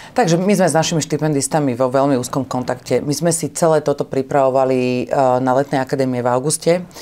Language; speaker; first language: Slovak; native; Slovak